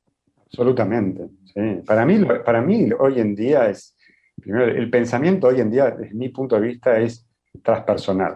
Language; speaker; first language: Spanish; native; Spanish